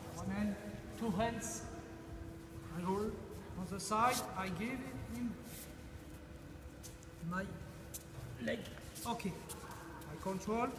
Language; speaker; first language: English; non-native, learner; French